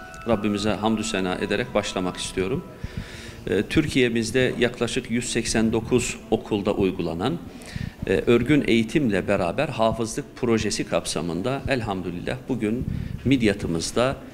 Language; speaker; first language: Turkish; native; Turkish